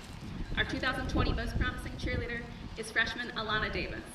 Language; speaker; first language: English; native; English